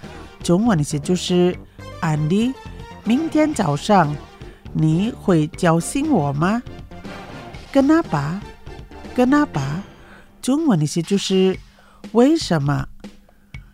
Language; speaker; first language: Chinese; non-native, fluent; Indonesian